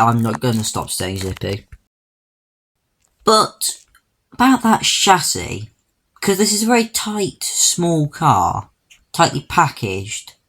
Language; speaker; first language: English; native; English